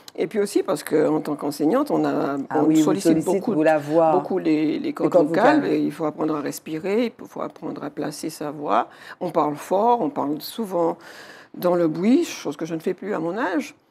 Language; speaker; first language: French; native; French